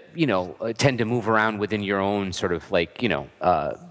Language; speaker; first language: English; native; English